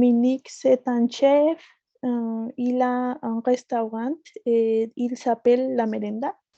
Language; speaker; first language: French; non-native, learner; Spanish